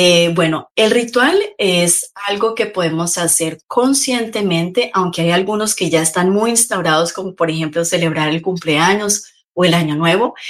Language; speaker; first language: Spanish; native; Spanish